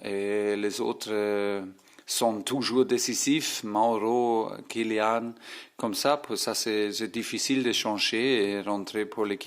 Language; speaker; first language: French; non-native, fluent; German